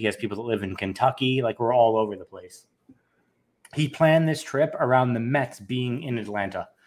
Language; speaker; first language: English; native; English